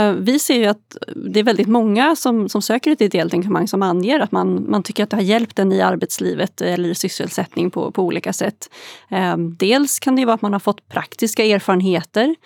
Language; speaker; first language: Swedish; native; Swedish